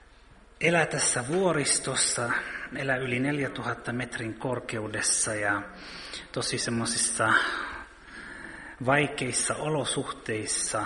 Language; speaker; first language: Finnish; early bilingual, heritage; Finnish